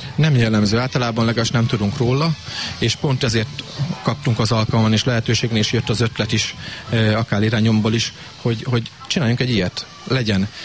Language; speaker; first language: Hungarian; native; Hungarian